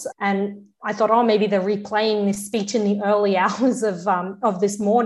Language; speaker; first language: English; early bilingual, other home language; Russian